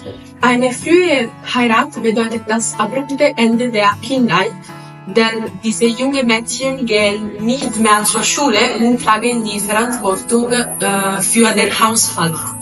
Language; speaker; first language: German; non-native, fluent; Italian